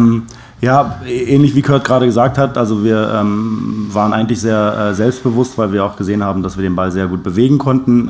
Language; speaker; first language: German; native; German